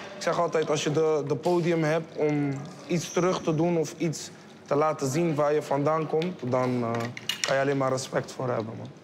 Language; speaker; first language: Dutch; early bilingual, other home language; Kabuverdianu